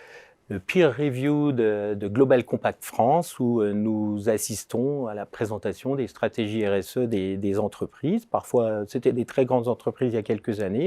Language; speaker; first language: French; native; French